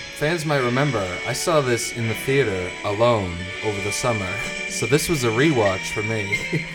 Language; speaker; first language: English; native; English